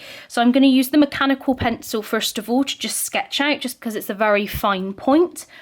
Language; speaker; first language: English; native; English